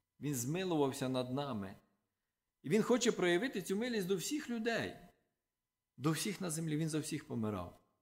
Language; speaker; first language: Ukrainian; non-native, local second language; Russian